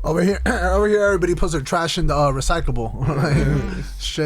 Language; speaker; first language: English; native; English